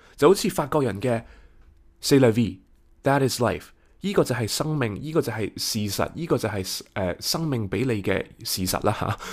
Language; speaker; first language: Cantonese; early bilingual, heritage; Cantonese